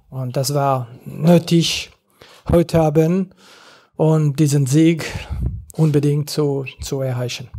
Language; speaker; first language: German; non-native, fluent; French